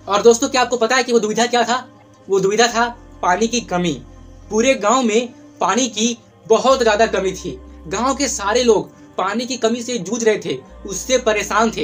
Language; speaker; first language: Hindi; native; Hindi